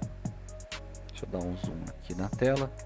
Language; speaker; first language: Portuguese; native; Portuguese